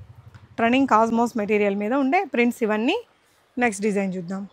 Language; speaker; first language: Telugu; native; Telugu